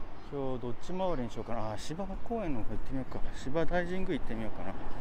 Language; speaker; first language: Japanese; native; Japanese